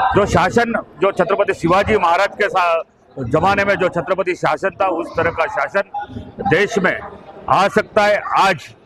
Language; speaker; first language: Hindi; non-native, local second language; Marathi